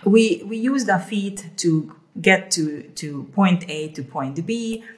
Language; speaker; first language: English; early bilingual, other home language; Hungarian